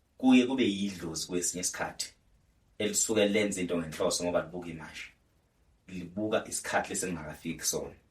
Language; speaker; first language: Zulu; native; Zulu